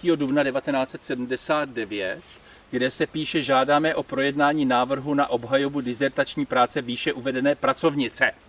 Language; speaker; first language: Czech; native; Czech